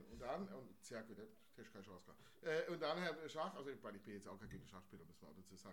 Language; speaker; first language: German; native; German